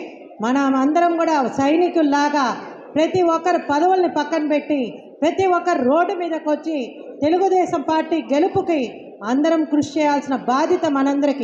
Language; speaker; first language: Telugu; native; Telugu